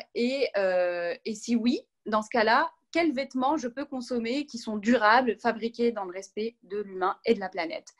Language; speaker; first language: French; non-native, local second language; Arabic